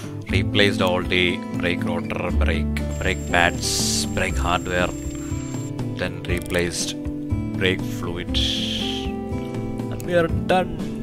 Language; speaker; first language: English; non-native, local second language; Malayalam